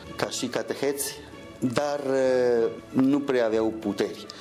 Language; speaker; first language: Romanian; non-native, fluent; Spanish